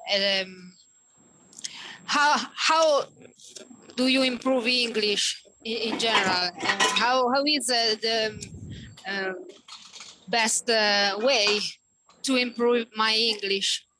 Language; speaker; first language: English; non-native, learner; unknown